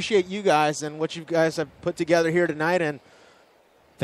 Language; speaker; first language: English; native; English